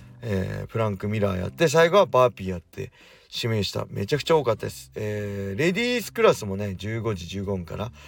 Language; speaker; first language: Japanese; native; Japanese